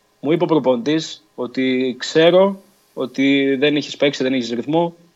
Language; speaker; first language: Greek; early bilingual, other home language; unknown